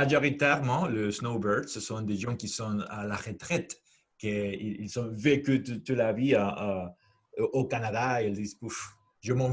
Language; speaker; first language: French; non-native, fluent; Spanish